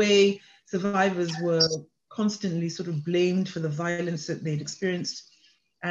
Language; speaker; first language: English; native; English